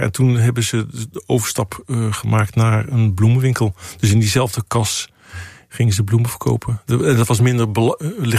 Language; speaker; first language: Dutch; native; Dutch